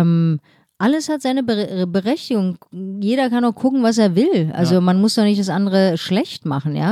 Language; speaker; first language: German; native; German